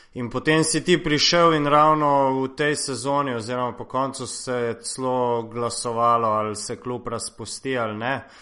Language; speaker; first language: Slovenian; native; Slovenian